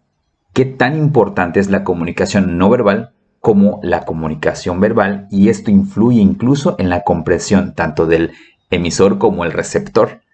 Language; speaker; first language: Spanish; native; Spanish